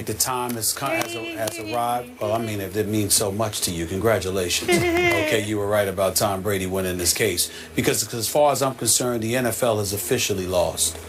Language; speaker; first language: English; native; English